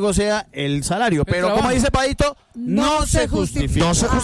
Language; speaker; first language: Spanish; native; Spanish